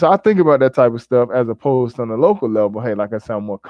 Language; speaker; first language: English; native; English